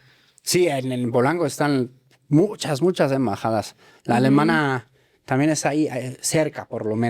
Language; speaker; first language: Spanish; native; Spanish